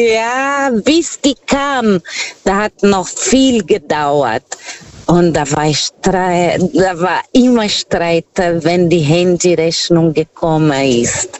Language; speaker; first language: German; non-native, fluent; Portuguese